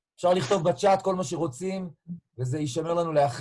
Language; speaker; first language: Hebrew; native; Hebrew